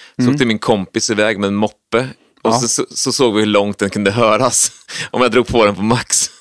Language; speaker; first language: Swedish; native; Swedish